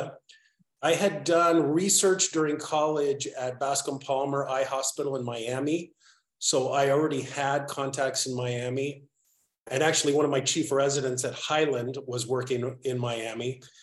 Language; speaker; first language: English; native; English